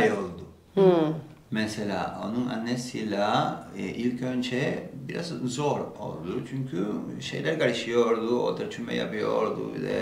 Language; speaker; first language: Turkish; non-native, learner; Spanish